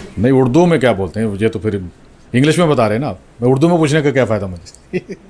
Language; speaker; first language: Urdu; native; Urdu